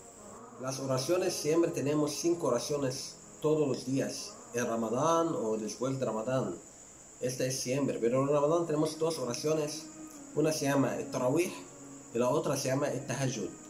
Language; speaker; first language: Spanish; non-native, learner; Arabic